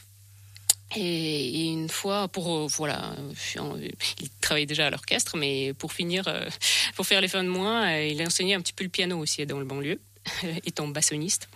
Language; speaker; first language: French; non-native, fluent; Russian